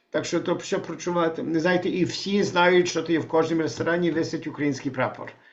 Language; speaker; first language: Ukrainian; early bilingual, heritage; Ukrainian